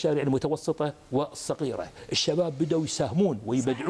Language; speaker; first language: Arabic; native; Arabic